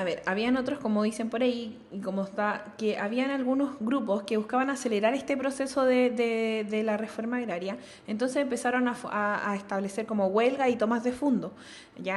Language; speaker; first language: Spanish; native; Spanish